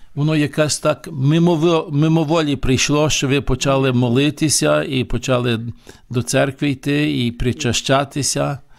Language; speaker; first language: Ukrainian; early bilingual, heritage; Ukrainian